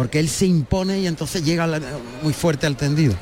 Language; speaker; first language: Spanish; native; Spanish